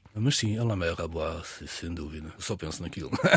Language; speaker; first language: Portuguese; native; Portuguese